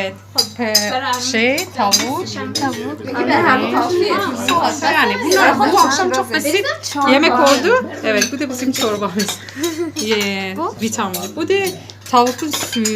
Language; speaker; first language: Turkish; non-native, learner; Persian